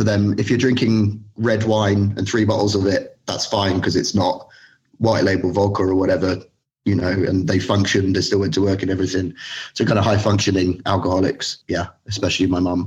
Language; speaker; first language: English; native; English